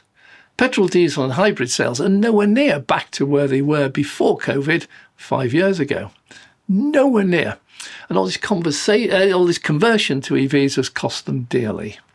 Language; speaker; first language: English; native; English